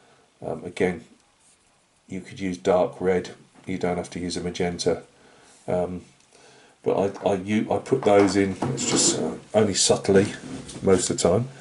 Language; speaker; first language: English; native; English